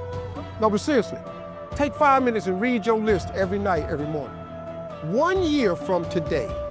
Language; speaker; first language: English; native; English